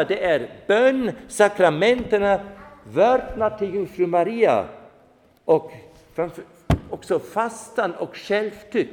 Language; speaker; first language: Swedish; non-native, fluent; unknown